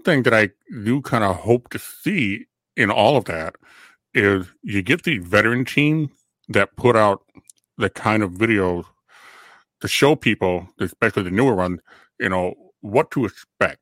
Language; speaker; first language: English; native; English